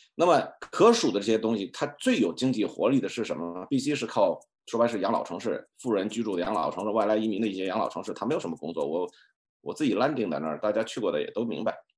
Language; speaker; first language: Chinese; native; Chinese